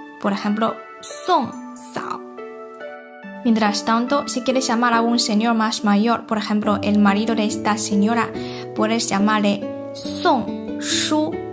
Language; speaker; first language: Spanish; non-native, fluent; Chinese